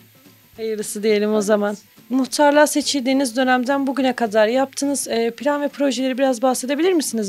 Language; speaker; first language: Turkish; native; Turkish